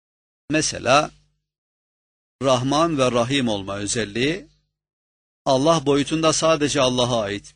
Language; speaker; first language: Turkish; native; Turkish